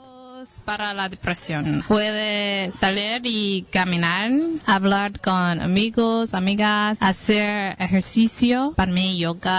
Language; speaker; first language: Spanish; non-native, learner; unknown